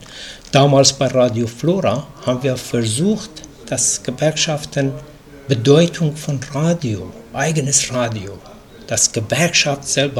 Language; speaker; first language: German; non-native, fluent; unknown